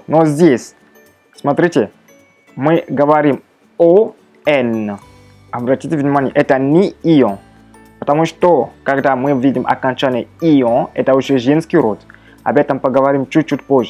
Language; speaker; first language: Russian; non-native, fluent; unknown